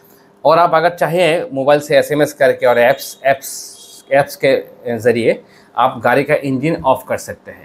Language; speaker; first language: Hindi; non-native, fluent; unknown